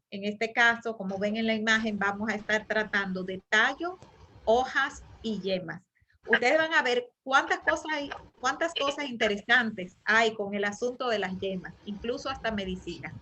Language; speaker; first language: Spanish; native; Spanish